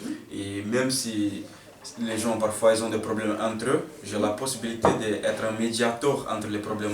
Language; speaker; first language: French; non-native, fluent; Portuguese